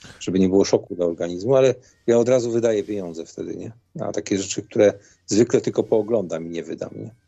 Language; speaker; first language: Polish; native; Polish